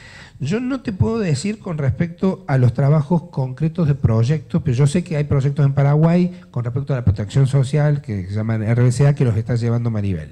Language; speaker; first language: Spanish; native; Spanish